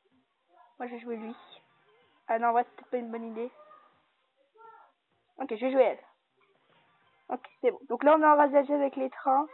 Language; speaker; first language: French; native; French